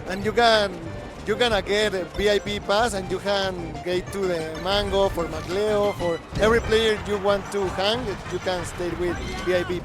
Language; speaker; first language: English; non-native, learner; Spanish